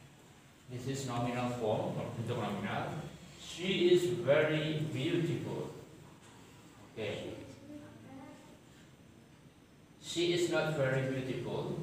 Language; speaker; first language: English; non-native, fluent; Indonesian